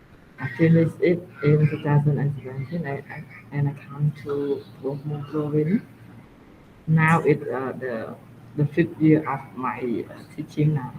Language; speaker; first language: English; non-native, learner; Khmer